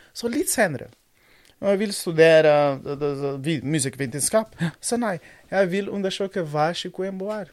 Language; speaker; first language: Norwegian; non-native, fluent; Portuguese